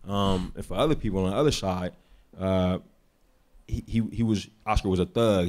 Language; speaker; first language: English; native; English